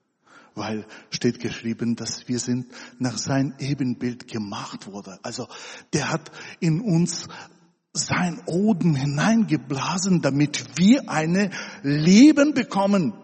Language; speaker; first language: German; non-native, fluent; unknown